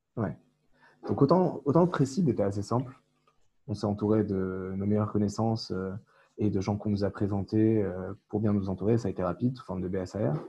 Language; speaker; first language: French; non-native, local second language; Arabic